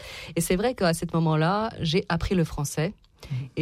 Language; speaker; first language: French; non-native, fluent; Serbian